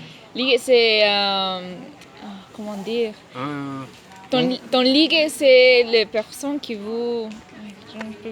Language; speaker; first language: French; non-native, learner; Spanish